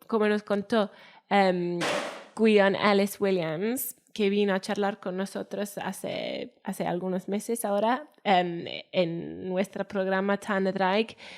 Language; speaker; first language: Spanish; non-native, fluent; Welsh